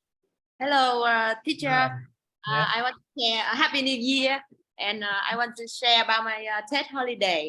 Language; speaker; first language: English; non-native, learner; Vietnamese